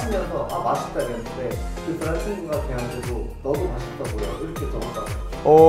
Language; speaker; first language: Korean; native; Korean